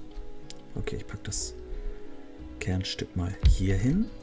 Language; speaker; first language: German; native; German